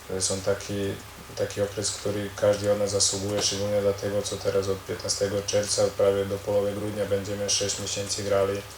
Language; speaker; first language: Polish; non-native, learner; Croatian